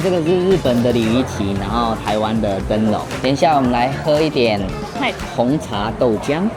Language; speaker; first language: Chinese; native; Chinese